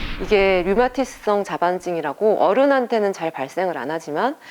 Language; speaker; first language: Korean; native; Korean